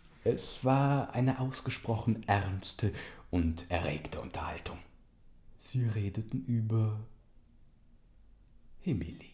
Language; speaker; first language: German; native; German